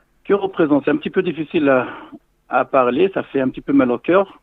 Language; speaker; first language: French; non-native, local second language; Arabic